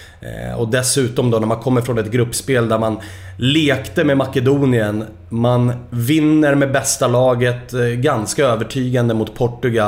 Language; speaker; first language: Swedish; native; Swedish